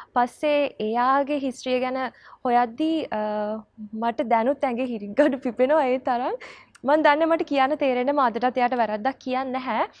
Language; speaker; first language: Sinhala; native; Sinhala